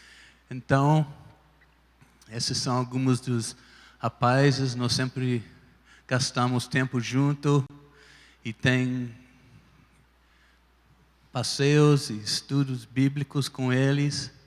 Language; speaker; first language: Portuguese; non-native, fluent; English